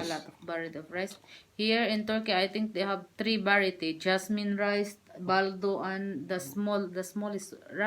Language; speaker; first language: English; non-native, learner; Filipino